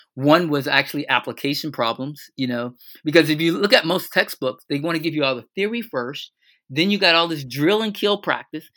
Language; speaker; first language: English; native; English